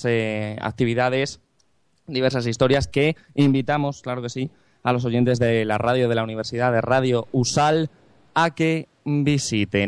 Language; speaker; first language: Spanish; native; Spanish